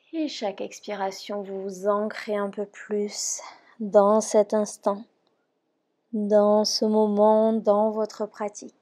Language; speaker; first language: French; native; French